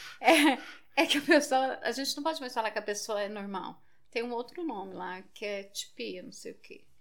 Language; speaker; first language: Portuguese; native; Portuguese